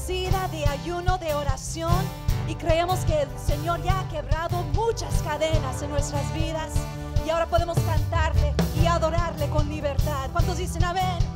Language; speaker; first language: Spanish; native; Spanish